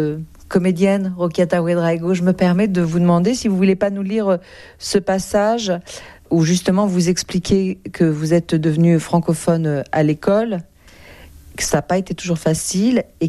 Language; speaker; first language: French; native; French